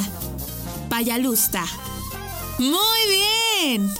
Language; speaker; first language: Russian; non-native, learner; Spanish